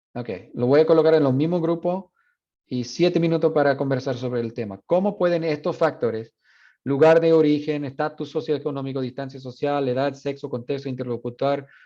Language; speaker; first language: Spanish; non-native, fluent; English